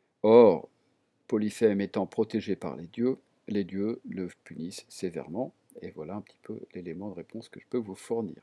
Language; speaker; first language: French; native; French